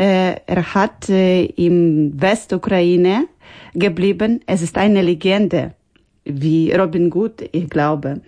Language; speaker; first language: German; non-native, learner; Ukrainian